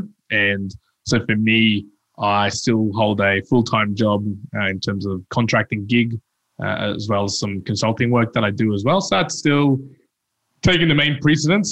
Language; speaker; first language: English; early bilingual, other home language; Spanish